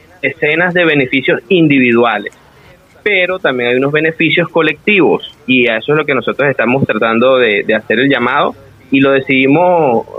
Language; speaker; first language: Spanish; native; Spanish